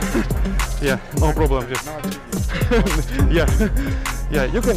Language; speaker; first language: English; non-native, learner; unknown